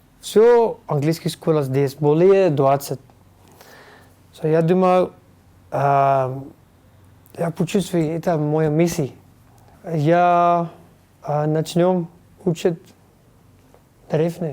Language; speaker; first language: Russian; non-native, learner; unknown